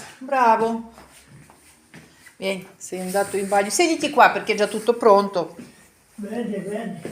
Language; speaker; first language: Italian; non-native, fluent; Ukrainian